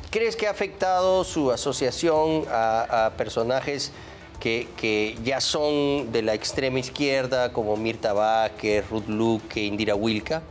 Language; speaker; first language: Spanish; native; Spanish